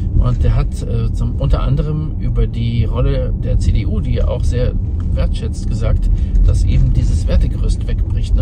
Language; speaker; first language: German; native; German